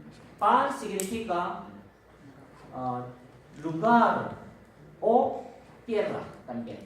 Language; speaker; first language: Spanish; non-native, fluent; Korean